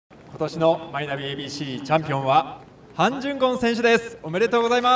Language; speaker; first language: Japanese; native; Japanese